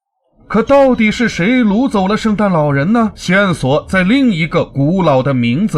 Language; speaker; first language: Chinese; native; Chinese